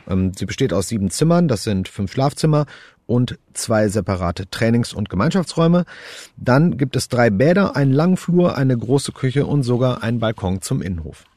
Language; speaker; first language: German; native; German